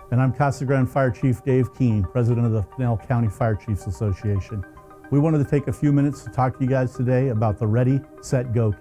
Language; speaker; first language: English; native; English